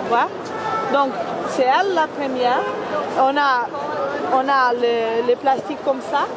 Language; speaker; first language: French; non-native, fluent; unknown